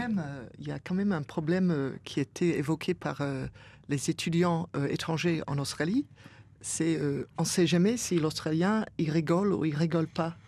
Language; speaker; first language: French; non-native, fluent; English